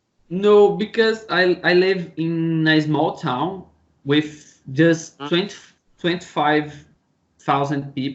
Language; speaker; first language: English; non-native, learner; Portuguese